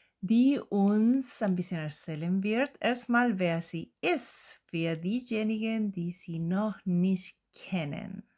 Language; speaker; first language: German; non-native, fluent; Spanish